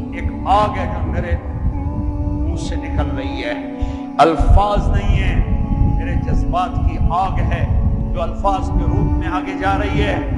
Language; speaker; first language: Urdu; non-native, local second language; Punjabi